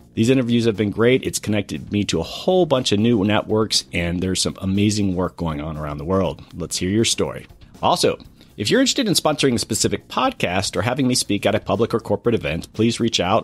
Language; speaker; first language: English; native; English